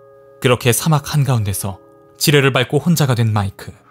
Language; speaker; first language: Korean; native; Korean